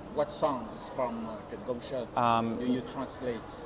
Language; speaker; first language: English; non-native, fluent; Vietnamese